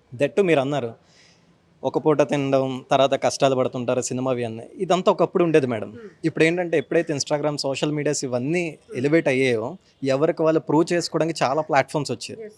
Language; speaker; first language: Telugu; native; Telugu